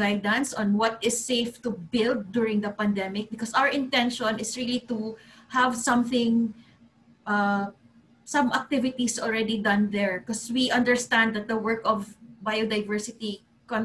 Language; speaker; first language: English; non-native, local second language; Cebuano